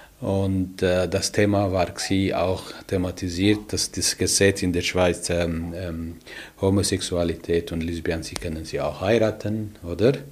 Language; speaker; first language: German; non-native, learner; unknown